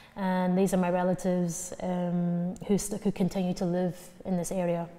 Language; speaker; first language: English; native; English